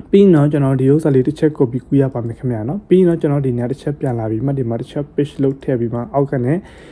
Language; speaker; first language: Burmese; native; Burmese